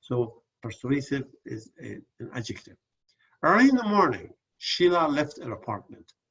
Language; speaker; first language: English; non-native, fluent; Persian